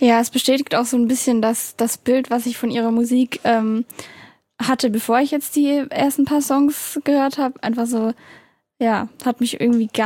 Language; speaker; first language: German; native; German